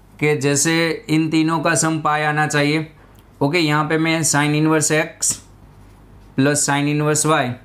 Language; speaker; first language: Hindi; non-native, local second language; Gujarati